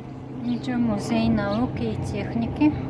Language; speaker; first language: Russian; non-native, local second language; Tajik